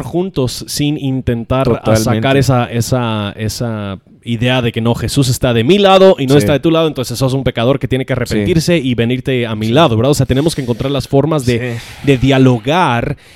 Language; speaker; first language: Spanish; non-native, fluent; English